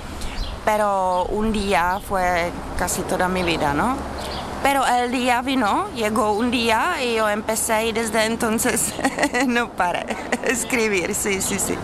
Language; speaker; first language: Spanish; non-native, fluent; Czech